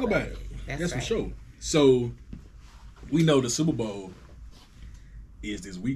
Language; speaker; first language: English; native; English